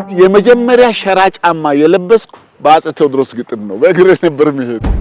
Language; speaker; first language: Amharic; non-native, local second language; Wolaytta